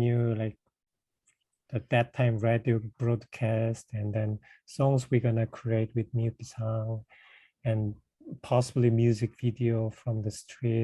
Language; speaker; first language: English; non-native, fluent; Korean